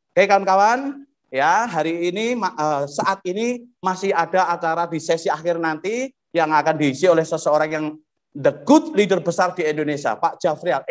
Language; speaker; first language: Indonesian; non-native, local second language; Javanese